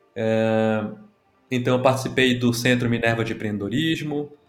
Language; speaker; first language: Portuguese; native; Portuguese